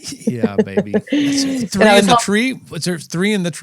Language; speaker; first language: English; native; English